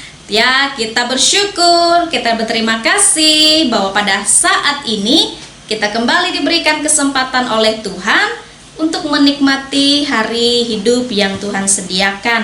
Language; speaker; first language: Indonesian; native; Indonesian